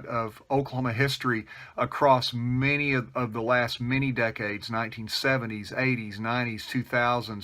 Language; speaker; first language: English; native; English